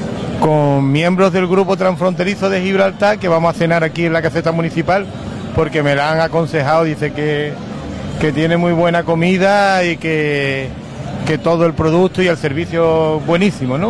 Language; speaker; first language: Spanish; native; Spanish